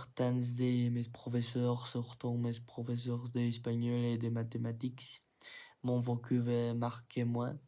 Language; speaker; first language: French; non-native, learner; Spanish